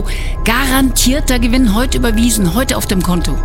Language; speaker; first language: German; native; German